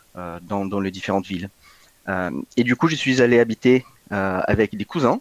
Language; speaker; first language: French; non-native, fluent; Portuguese